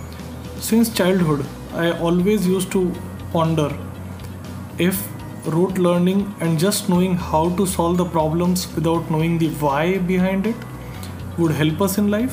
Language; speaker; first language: English; non-native, local second language; Hindi